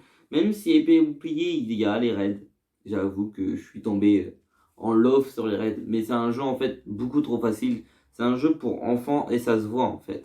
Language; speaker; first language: French; native; French